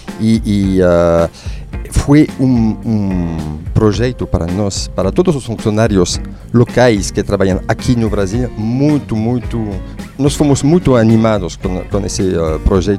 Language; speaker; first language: Portuguese; non-native, fluent; French